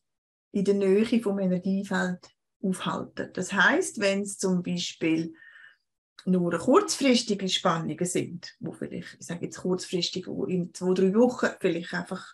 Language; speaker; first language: German; native; German